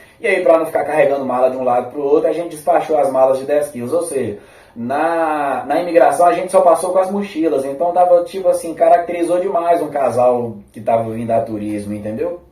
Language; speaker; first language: Portuguese; native; Portuguese